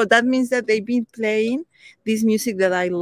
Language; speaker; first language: English; non-native, fluent; Spanish